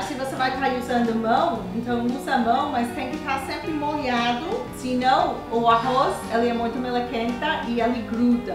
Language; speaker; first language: Portuguese; non-native, fluent; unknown